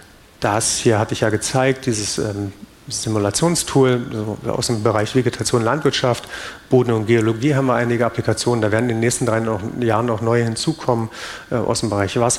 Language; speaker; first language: German; native; German